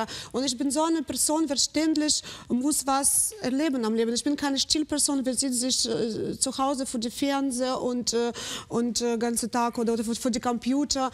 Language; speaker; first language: German; non-native, fluent; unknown